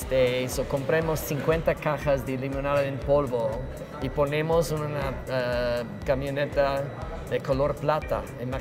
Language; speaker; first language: Spanish; non-native, fluent; English